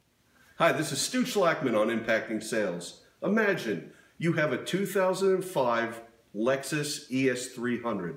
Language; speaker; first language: English; native; English